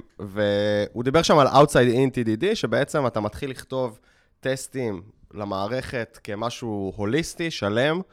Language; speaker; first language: Hebrew; native; Hebrew